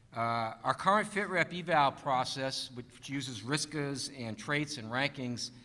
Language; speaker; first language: English; native; English